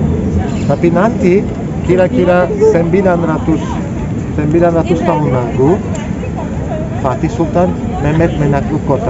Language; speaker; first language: Indonesian; non-native, learner; Turkish